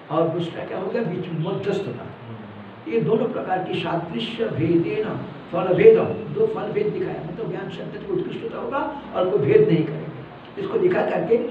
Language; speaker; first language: Hindi; non-native, local second language; Malayalam